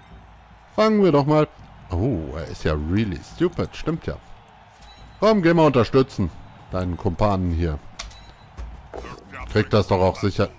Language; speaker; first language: German; native; German